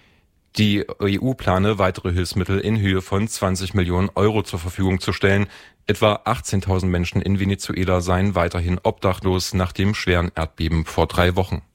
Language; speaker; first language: German; native; German